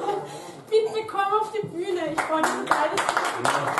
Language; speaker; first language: German; native; German